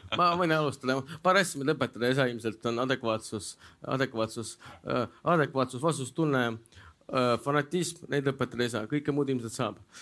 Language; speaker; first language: Estonian; non-native, local second language; Russian